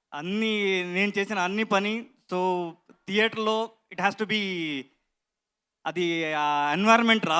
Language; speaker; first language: Telugu; non-native, learner; Kannada